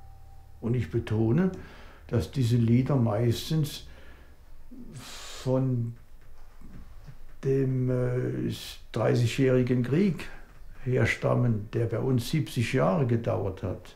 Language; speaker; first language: German; non-native, local second language; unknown